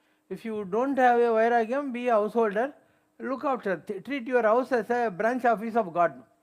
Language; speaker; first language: English; non-native, local second language; Tamil